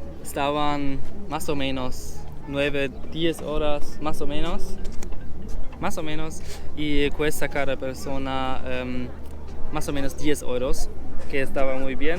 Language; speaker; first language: Spanish; non-native, learner; German